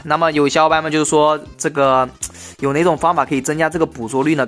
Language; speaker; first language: Chinese; native; Chinese